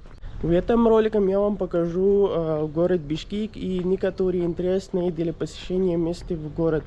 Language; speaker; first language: Russian; non-native, learner; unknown